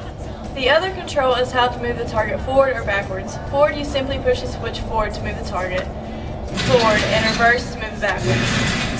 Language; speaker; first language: English; native; English